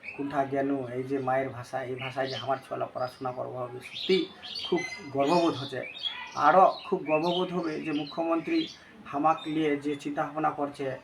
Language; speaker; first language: Bangla; non-native, local second language; Rangpuri